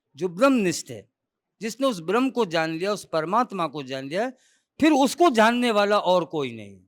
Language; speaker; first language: Urdu; non-native, local second language; Gujarati